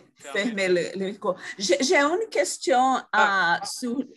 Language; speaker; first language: French; non-native, fluent; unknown